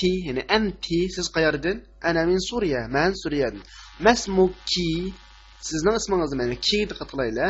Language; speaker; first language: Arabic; non-native, fluent; Uyghur